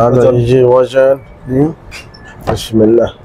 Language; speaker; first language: Arabic; non-native, learner; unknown